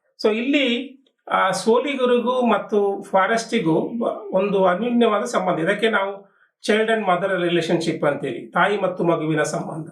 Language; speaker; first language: Kannada; non-native, local second language; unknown